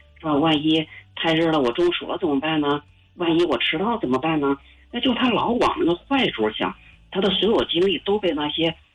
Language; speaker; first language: Chinese; native; Chinese